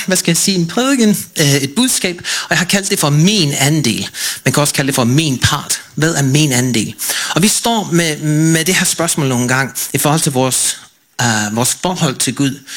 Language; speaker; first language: Danish; non-native, fluent; English